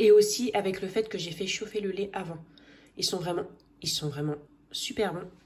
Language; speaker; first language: French; native; French